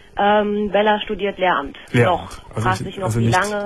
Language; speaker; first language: German; native; German